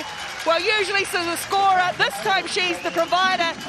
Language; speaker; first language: English; native; English